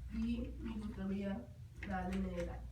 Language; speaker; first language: Spanish; non-native, learner; English